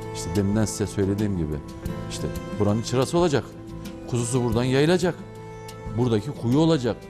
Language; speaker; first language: Turkish; native; Turkish